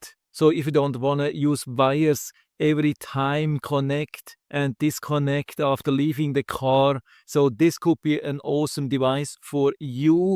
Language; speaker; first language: English; non-native, fluent; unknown